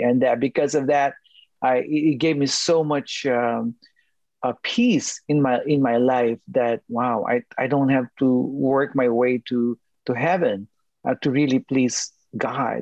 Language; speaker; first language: English; non-native, local second language; Filipino